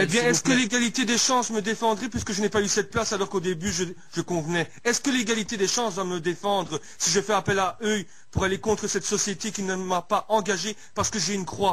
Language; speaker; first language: French; native; French